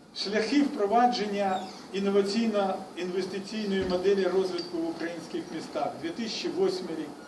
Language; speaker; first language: Ukrainian; non-native, local second language; Russian